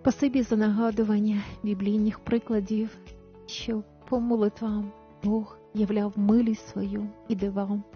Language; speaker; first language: Ukrainian; native; Ukrainian